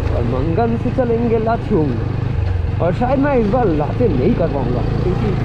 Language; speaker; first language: Hindi; non-native, local second language; Bangla